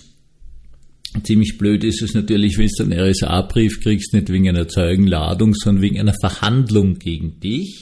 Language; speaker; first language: German; native; German